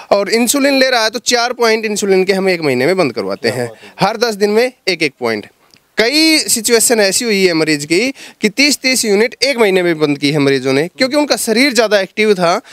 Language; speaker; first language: Hindi; native; Hindi